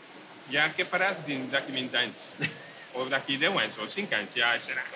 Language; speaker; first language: Catalan; non-native, fluent; Hungarian